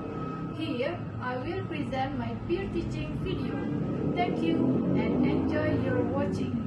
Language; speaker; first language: English; non-native, learner; Indonesian